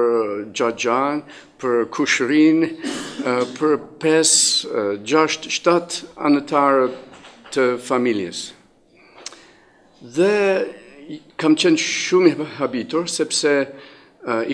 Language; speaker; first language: Albanian; non-native, fluent; English